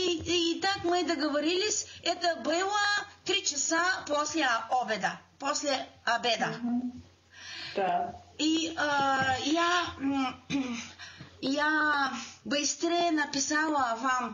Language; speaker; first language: Russian; non-native, learner; Bulgarian